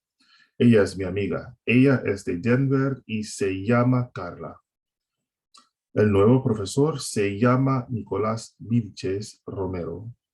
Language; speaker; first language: Spanish; non-native, fluent; English